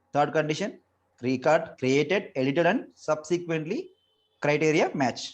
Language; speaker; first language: English; non-native, local second language; Telugu